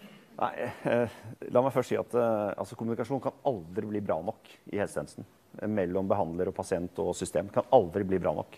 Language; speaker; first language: Norwegian; native; Norwegian